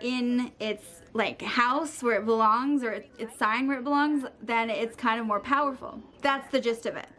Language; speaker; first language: English; native; English